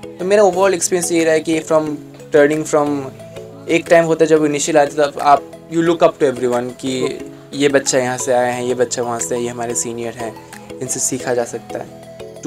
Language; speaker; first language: Hindi; non-native, local second language; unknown